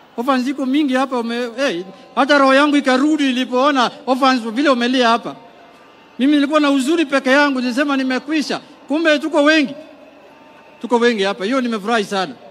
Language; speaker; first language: Swahili; non-native, local second language; Somali